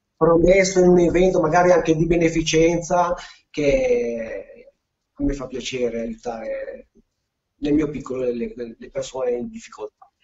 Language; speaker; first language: Italian; native; Italian